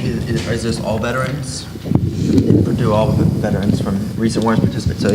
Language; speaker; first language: English; native; English